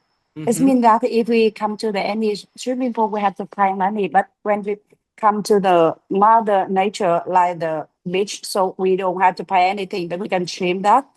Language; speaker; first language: English; non-native, learner; Vietnamese